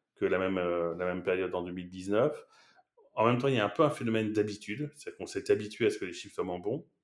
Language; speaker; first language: French; native; French